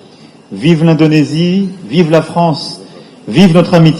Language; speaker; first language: French; native; French